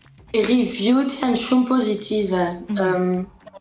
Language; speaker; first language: Albanian; early bilingual, heritage; Albanian